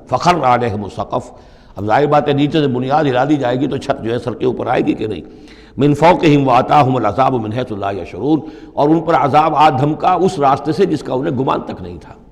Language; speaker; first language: Urdu; native; Urdu